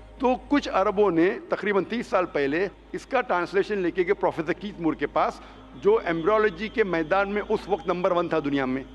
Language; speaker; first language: Hindi; non-native, local second language; Konkani